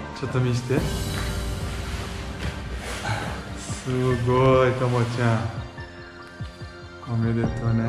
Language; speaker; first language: Japanese; non-native, fluent; Portuguese